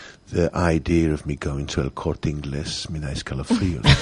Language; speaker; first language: Spanish; non-native, fluent; English